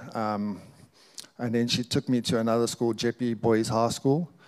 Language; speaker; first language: English; native; English